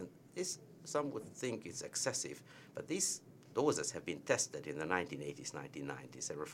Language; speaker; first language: English; non-native, fluent; Hungarian